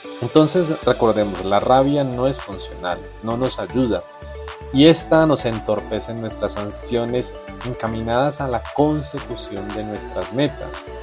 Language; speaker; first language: Spanish; native; Spanish